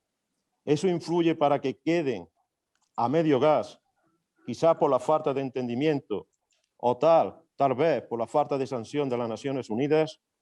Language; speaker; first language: Spanish; native; Spanish